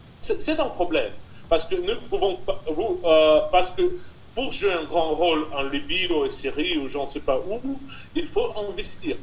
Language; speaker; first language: French; non-native, fluent; Russian